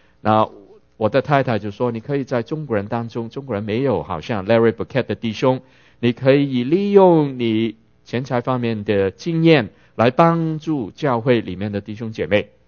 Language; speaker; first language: Chinese; non-native, local second language; Cantonese